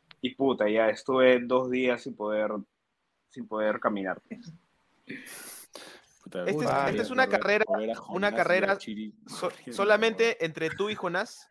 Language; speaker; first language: Spanish; native; Spanish